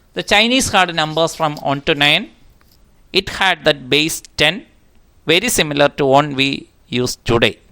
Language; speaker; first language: English; non-native, local second language; Malayalam